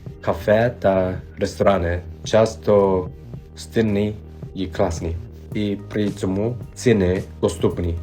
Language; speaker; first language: Ukrainian; non-native, fluent; Japanese